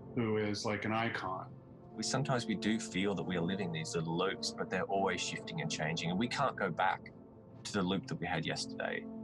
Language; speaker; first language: English; native; English